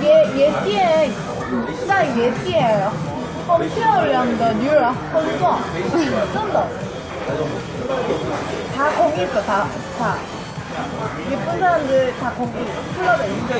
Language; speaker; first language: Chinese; non-native, learner; Korean